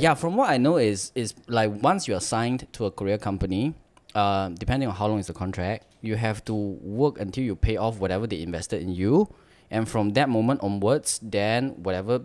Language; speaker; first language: English; non-native, local second language; Chinese